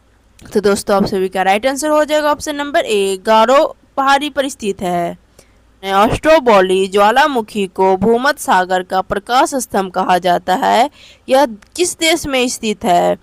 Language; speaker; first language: Hindi; native; Hindi